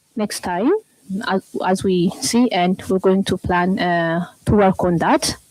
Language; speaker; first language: English; non-native, local second language; Amharic